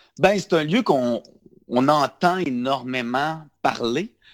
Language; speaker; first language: French; native; French